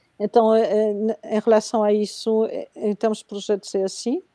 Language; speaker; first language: Portuguese; non-native, fluent; Spanish